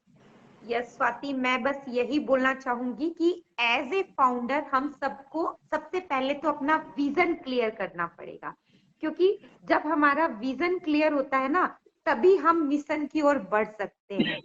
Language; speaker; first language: Hindi; native; Hindi